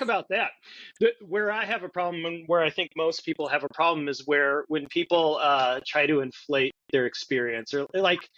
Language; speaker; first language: English; native; English